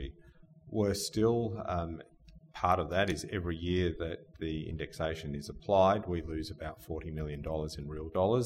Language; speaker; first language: English; native; English